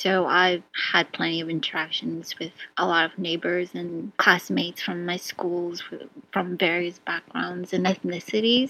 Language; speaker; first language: English; native; English